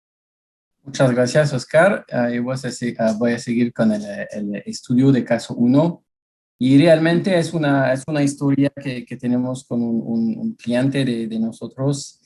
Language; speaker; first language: Spanish; non-native, fluent; French